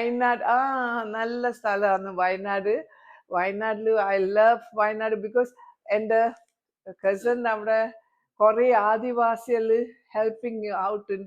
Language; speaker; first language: Malayalam; early bilingual, heritage; Malayalam